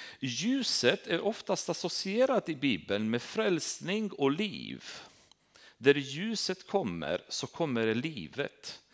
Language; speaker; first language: Swedish; non-native, fluent; Romanian